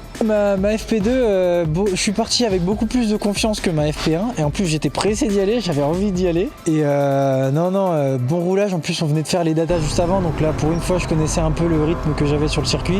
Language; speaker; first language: French; native; French